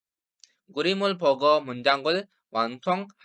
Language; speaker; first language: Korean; non-native, fluent; Urdu